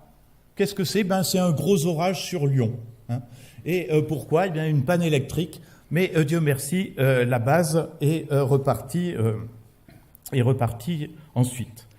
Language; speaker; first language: French; native; French